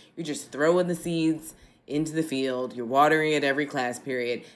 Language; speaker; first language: English; native; English